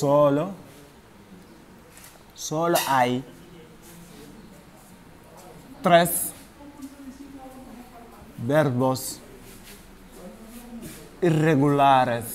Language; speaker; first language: Spanish; non-native, learner; French